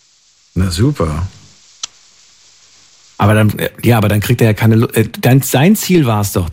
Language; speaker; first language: German; native; German